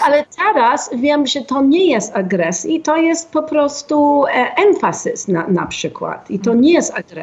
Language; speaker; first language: Polish; non-native, fluent; English